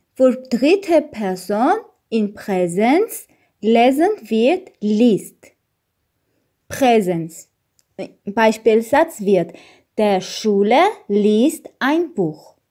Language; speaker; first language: German; non-native, learner; Armenian